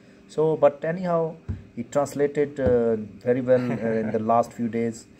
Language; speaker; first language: English; non-native, local second language; Urdu